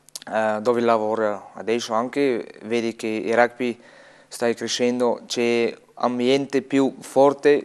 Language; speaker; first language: Italian; non-native, learner; Afrikaans